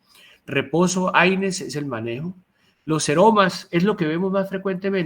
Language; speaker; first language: Spanish; native; Spanish